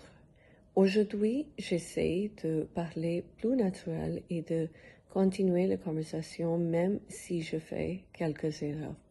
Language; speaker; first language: French; non-native, learner; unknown